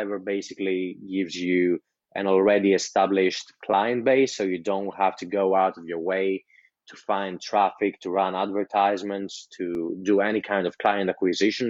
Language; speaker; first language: English; non-native, fluent; Greek